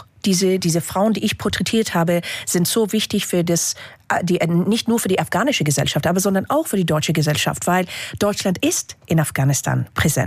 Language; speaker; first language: German; non-native, fluent; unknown